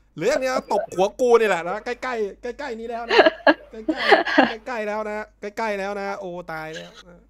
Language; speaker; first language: Thai; native; Thai